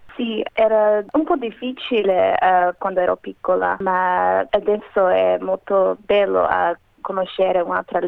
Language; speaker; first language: Italian; non-native, learner; Macedonian